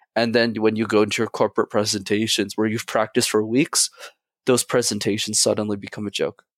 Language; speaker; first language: English; native; English